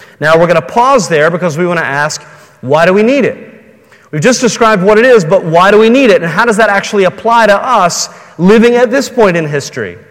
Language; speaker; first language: English; native; English